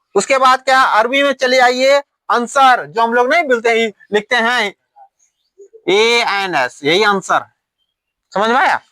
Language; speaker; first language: Hindi; native; Hindi